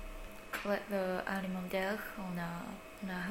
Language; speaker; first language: French; non-native, learner; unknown